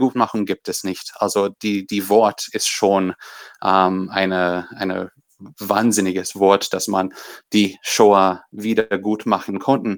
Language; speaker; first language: German; non-native, fluent; English